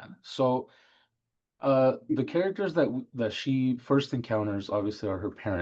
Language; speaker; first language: English; native; English